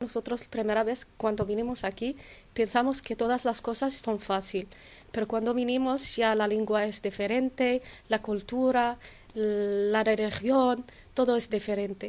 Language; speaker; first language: Spanish; non-native, learner; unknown